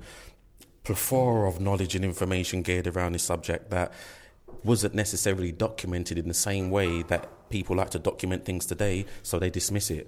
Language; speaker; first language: English; native; English